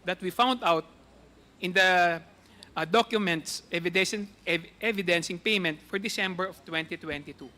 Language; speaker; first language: English; non-native, local second language; Filipino